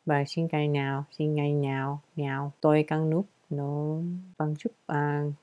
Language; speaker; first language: Vietnamese; non-native, learner; English